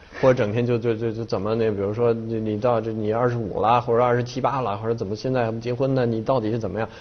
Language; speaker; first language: Chinese; non-native, fluent; French